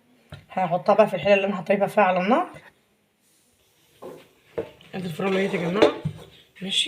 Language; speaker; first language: Arabic; native; Arabic